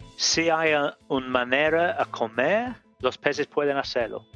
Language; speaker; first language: Spanish; non-native, learner; English